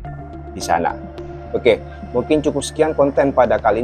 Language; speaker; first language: Indonesian; native; Indonesian